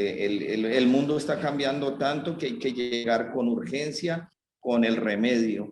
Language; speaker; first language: Spanish; native; Spanish